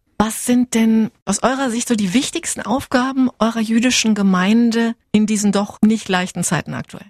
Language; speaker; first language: German; native; German